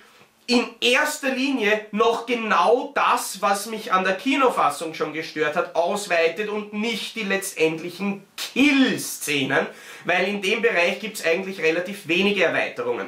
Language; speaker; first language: German; native; German